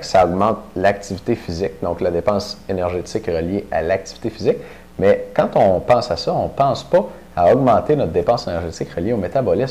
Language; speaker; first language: French; native; French